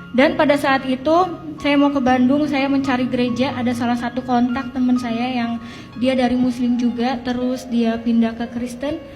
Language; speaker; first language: Indonesian; native; Indonesian